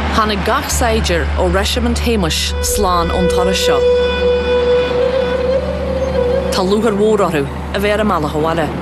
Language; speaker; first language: Irish; native; Irish